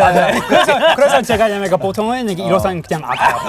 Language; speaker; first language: Korean; non-native, learner; English